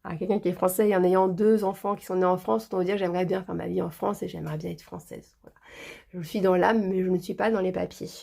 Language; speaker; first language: French; early bilingual, other home language; Portuguese